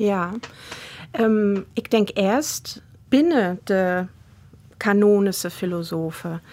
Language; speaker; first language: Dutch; non-native, fluent; German